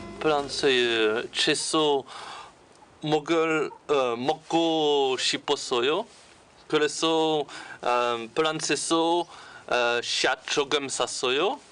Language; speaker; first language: Korean; non-native, learner; French